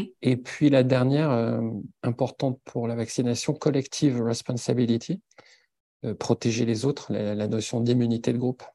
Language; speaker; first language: French; native; French